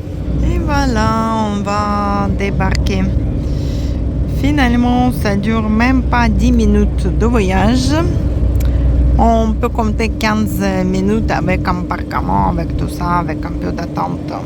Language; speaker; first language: French; non-native, fluent; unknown